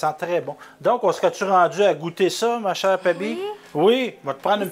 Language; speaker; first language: French; native; French